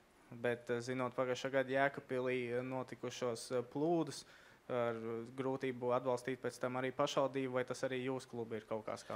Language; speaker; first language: Latvian; native; Latvian